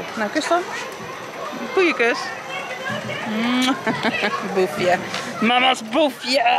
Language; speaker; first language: Dutch; native; Dutch